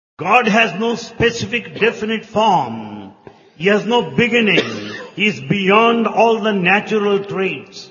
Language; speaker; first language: English; non-native, local second language; Telugu